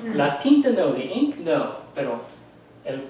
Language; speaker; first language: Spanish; non-native, fluent; English